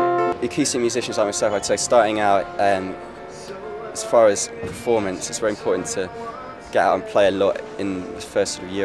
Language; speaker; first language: English; native; English